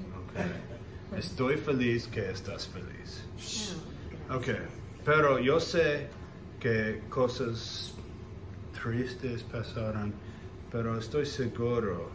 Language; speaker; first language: Spanish; non-native, learner; English